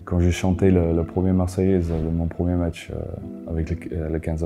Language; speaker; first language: French; non-native, fluent; Afrikaans